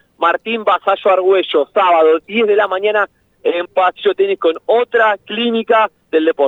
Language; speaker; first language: Spanish; native; Spanish